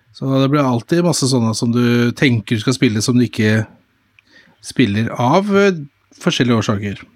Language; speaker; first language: Norwegian; native; Norwegian